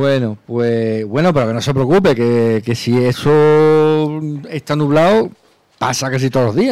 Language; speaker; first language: Spanish; native; Spanish